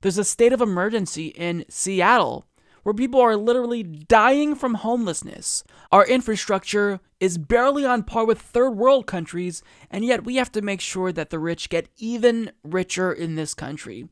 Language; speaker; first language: English; native; English